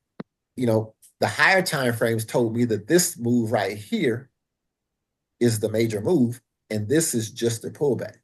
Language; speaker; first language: English; native; English